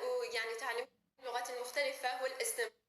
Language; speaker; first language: Arabic; non-native, learner; Turkish